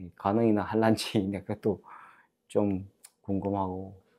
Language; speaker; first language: Korean; native; Korean